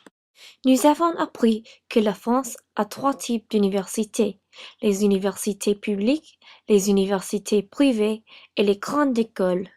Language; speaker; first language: French; non-native, learner; English